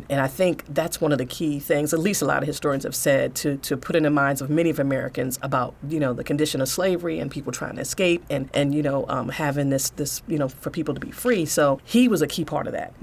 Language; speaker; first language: English; native; English